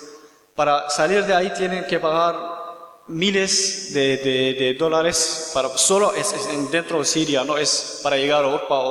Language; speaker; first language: Spanish; non-native, learner; Kurdish